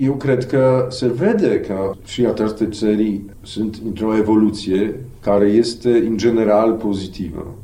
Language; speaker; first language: Romanian; non-native, fluent; Polish